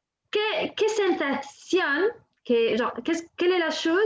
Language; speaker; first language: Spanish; non-native, fluent; French